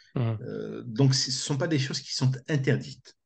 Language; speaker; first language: French; native; French